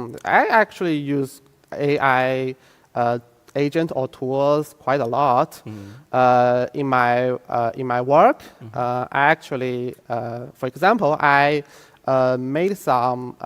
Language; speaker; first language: English; non-native, fluent; Chinese